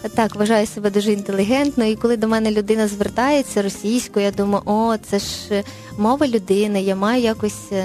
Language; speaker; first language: Ukrainian; non-native, local second language; Russian